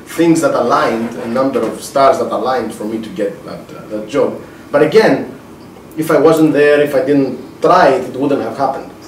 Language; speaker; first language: English; non-native, fluent; Greek